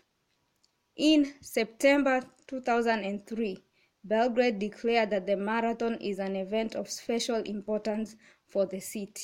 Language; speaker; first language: English; non-native, local second language; Kamba